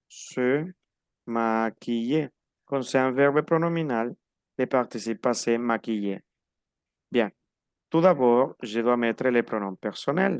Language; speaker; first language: French; non-native, fluent; Spanish